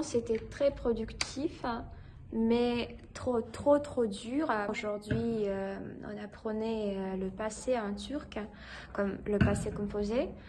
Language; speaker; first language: French; non-native, fluent; Russian